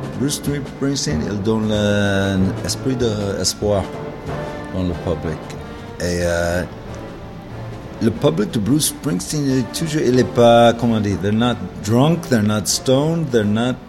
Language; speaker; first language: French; non-native, learner; English